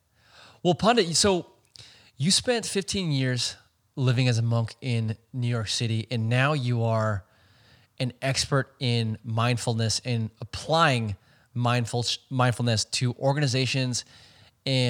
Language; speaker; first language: English; native; English